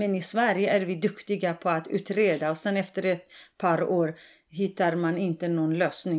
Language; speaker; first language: Swedish; non-native, fluent; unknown